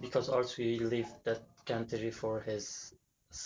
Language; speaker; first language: English; non-native, learner; Persian